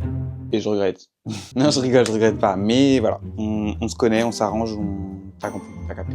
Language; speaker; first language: French; native; French